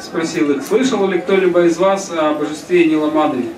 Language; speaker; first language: Russian; native; Russian